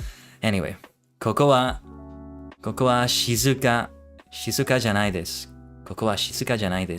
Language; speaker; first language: Japanese; non-native, learner; English